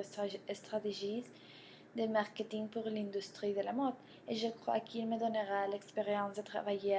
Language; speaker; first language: French; non-native, learner; Spanish